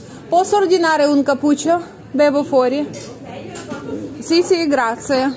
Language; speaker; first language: Italian; non-native, learner; Russian